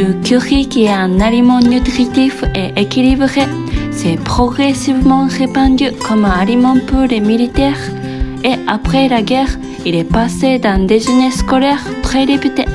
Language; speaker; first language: French; non-native, fluent; Japanese